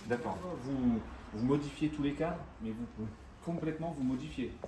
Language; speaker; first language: French; native; French